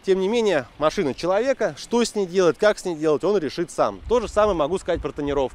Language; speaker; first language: Russian; native; Russian